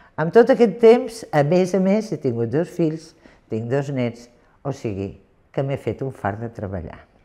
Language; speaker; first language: Catalan; native; Catalan